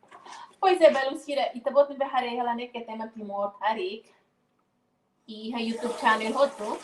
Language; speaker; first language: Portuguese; non-native, local second language; Tetum